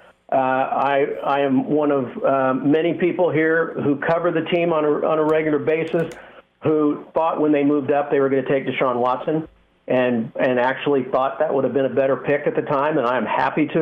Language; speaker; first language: English; native; English